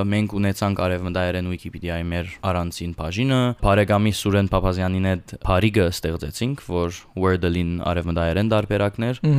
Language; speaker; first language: Armenian; early bilingual, heritage; Armenian